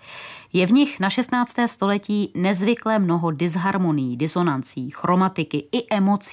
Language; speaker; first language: Czech; native; Czech